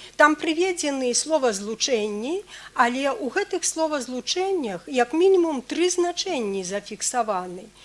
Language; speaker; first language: Belarusian; native; Belarusian